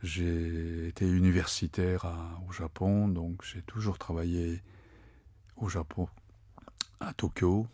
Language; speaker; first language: French; non-native, fluent; Japanese